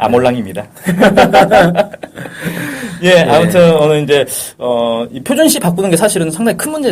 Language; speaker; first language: Korean; native; Korean